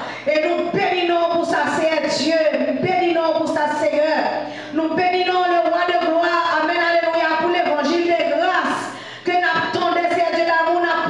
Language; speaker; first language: French; non-native, local second language; Haitian Creole